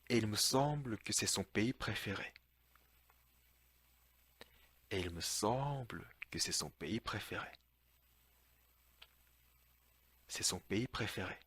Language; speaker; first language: French; non-native, fluent; Korean